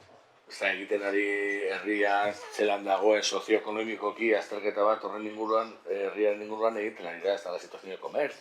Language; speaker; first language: Basque; native; Basque